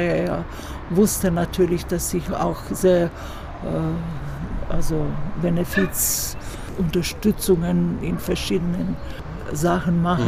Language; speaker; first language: German; non-native, fluent; Croatian